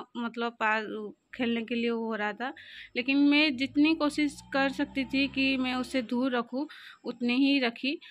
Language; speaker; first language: Hindi; non-native, local second language; Odia